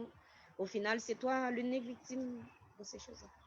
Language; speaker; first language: French; non-native, local second language; Haitian Creole